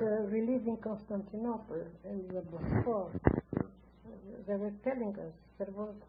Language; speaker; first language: English; non-native, learner; Ladino